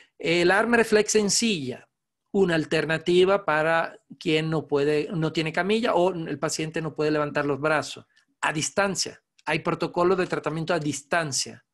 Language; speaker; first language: Spanish; non-native, fluent; Italian